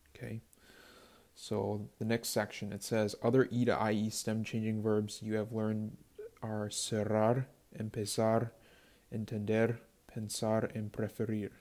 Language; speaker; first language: English; native; English